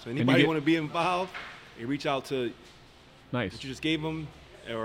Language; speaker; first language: English; native; English